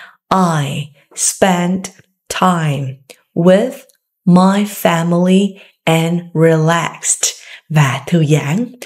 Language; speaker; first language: English; non-native, fluent; Vietnamese